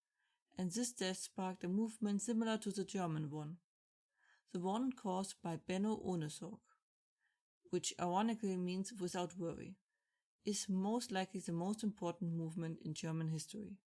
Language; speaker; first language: English; non-native, fluent; German